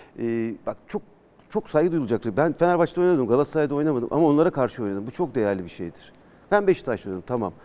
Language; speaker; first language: Turkish; native; Turkish